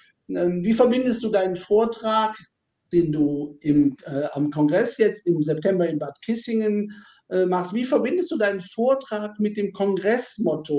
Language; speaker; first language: German; native; German